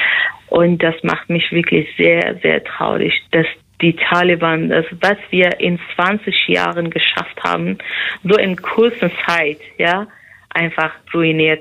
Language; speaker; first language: German; non-native, fluent; Persian